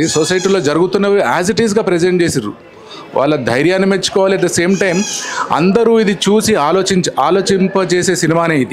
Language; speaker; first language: Telugu; native; Telugu